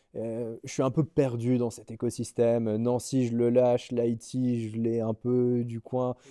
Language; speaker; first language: French; native; French